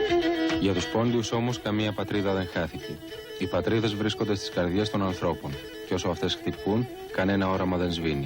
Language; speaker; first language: Greek; native; Greek